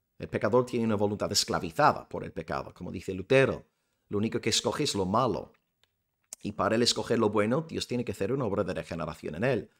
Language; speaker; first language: Spanish; non-native, fluent; English